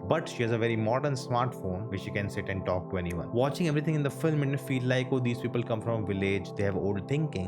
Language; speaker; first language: English; non-native, local second language; Hindi